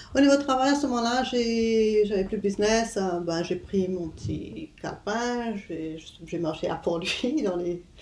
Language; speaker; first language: French; non-native, fluent; English